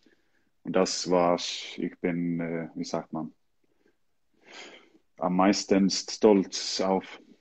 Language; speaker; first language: German; non-native, learner; Icelandic